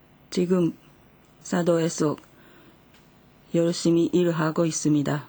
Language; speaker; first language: Korean; non-native, fluent; Japanese